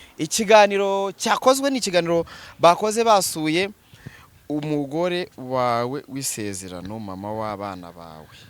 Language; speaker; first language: Kinyarwanda; native; Kinyarwanda